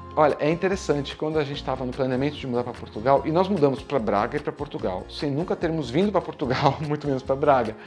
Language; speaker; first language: Portuguese; native; Portuguese